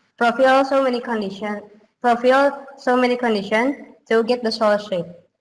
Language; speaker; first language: English; non-native, learner; Indonesian